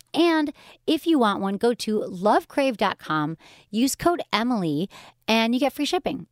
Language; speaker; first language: English; native; English